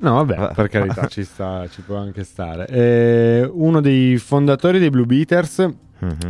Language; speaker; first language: Italian; native; Italian